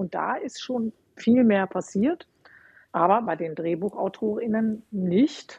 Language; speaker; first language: German; native; German